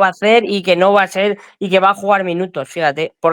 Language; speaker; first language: Spanish; native; Spanish